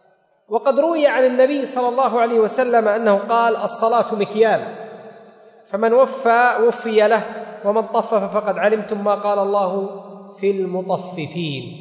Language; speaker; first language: Arabic; native; Arabic